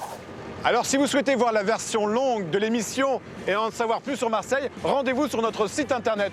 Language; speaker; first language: French; native; French